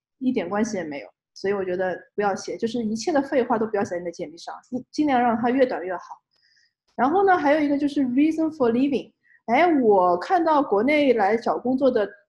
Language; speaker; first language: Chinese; native; Chinese